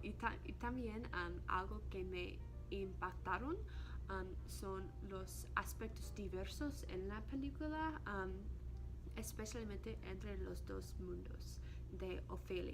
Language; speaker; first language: Spanish; non-native, learner; English